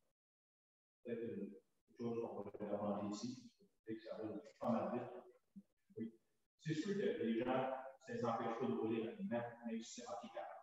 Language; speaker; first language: French; native; French